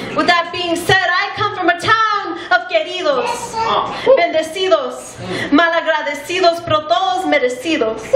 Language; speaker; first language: English; native; English